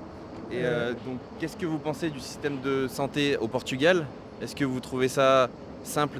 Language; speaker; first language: French; native; French